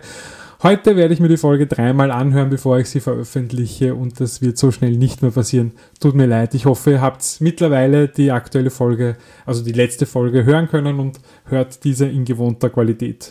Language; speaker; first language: German; native; German